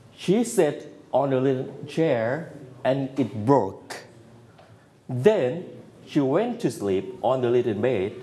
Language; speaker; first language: English; non-native, fluent; Thai